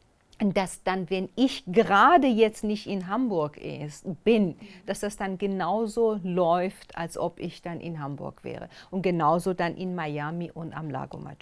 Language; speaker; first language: German; non-native, fluent; Persian